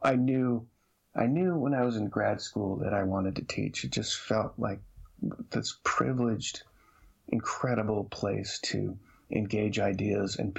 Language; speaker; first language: English; native; English